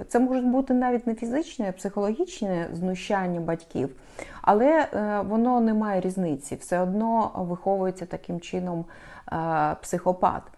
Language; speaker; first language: Ukrainian; non-native, local second language; Russian